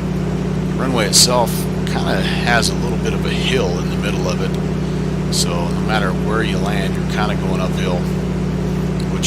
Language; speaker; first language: English; native; English